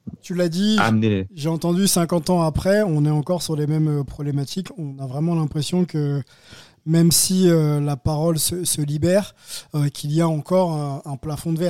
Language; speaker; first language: French; native; French